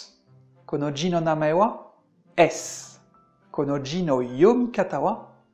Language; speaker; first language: Japanese; non-native, fluent; French